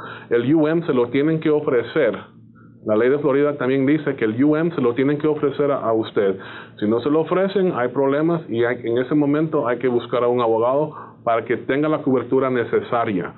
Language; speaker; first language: Spanish; native; Spanish